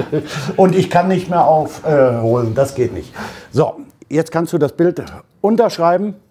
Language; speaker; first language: German; native; German